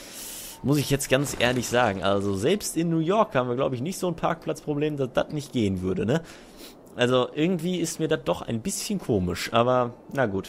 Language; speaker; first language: German; native; German